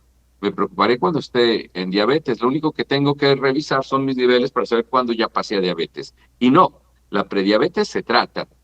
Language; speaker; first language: Spanish; native; Spanish